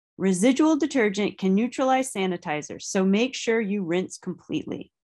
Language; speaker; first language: English; native; English